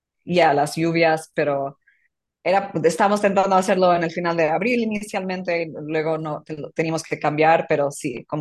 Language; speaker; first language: Spanish; non-native, fluent; English